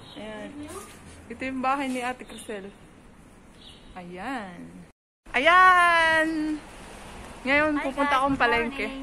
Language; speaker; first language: Filipino; native; Filipino